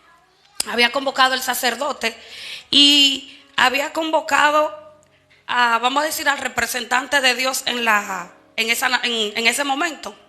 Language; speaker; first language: Spanish; native; Spanish